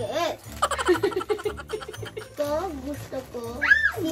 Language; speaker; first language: Filipino; early bilingual, heritage; Filipino